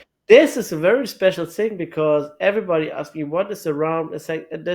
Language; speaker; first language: English; non-native, learner; German